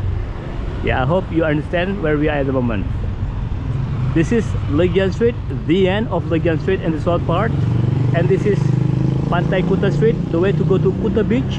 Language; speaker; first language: English; non-native, learner; Indonesian